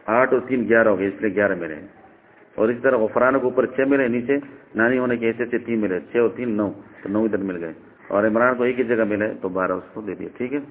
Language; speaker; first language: Urdu; non-native, local second language; Northern Hindko